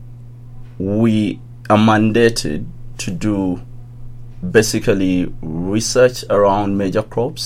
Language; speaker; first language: English; non-native, local second language; Ganda